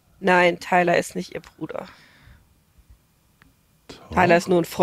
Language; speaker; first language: German; native; German